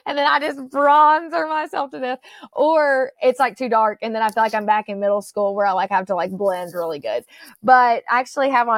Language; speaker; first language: English; native; English